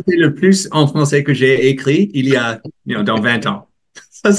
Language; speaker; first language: French; non-native, learner; English